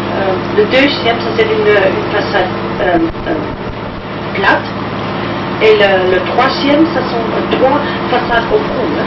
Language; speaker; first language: French; non-native, learner; Dutch